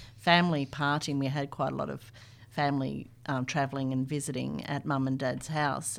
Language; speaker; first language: English; native; English